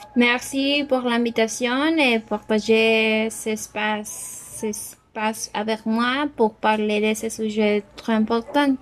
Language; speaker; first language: French; non-native, learner; Spanish